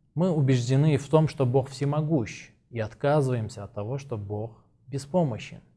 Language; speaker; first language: Russian; non-native, local second language; Azerbaijani